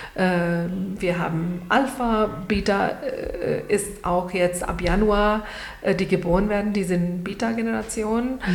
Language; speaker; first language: German; non-native, fluent; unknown